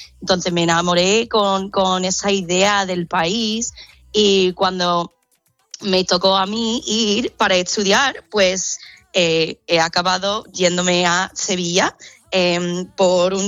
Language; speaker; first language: Spanish; non-native, fluent; English